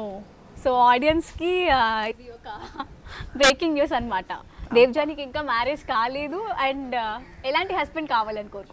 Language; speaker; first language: Telugu; native; Telugu